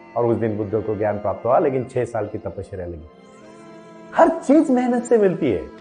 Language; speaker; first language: Hindi; non-native, local second language; Marathi